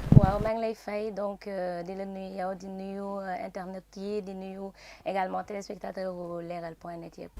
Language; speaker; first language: Wolof; native; Wolof